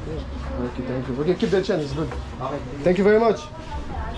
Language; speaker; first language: English; non-native, learner; French